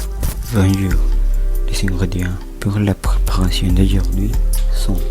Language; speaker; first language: French; non-native, learner; Spanish